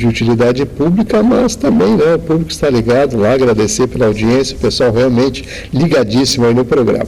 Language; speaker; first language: Portuguese; native; Portuguese